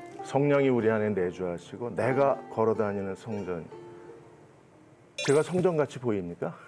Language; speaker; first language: Korean; native; Korean